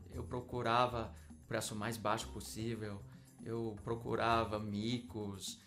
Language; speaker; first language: Portuguese; non-native, fluent; English